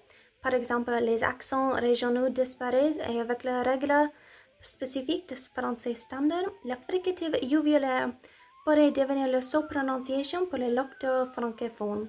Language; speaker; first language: French; non-native, learner; English